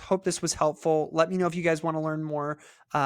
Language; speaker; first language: English; native; English